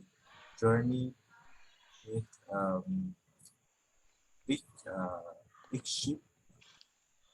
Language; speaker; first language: English; non-native, learner; Vietnamese